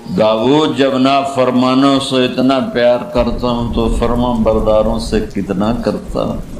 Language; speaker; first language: Urdu; non-native, local second language; Punjabi